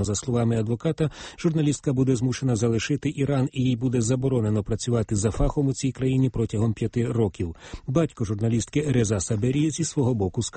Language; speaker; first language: Ukrainian; native; Ukrainian